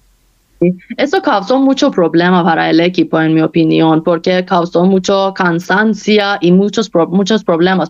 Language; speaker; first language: Spanish; non-native, learner; Persian